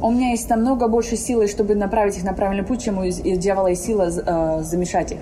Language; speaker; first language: Russian; native; Russian